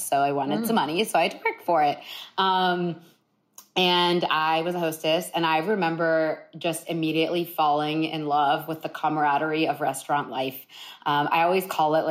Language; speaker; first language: English; native; English